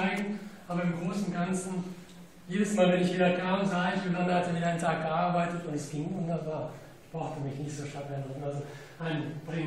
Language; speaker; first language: German; native; German